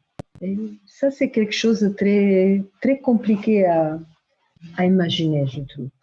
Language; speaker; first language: French; non-native, fluent; Italian